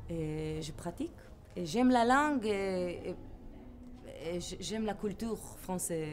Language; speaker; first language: French; non-native, fluent; Hebrew